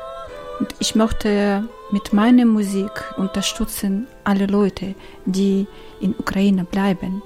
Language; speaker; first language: German; non-native, learner; Ukrainian